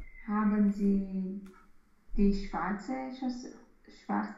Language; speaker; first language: German; non-native, learner; Romanian